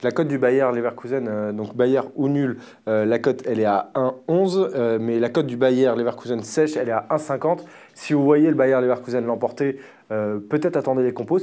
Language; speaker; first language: French; native; French